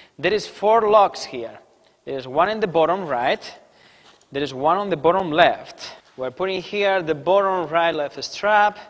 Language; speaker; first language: English; non-native, fluent; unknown